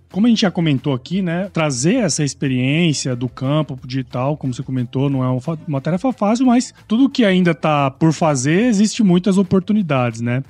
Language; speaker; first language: Portuguese; native; Portuguese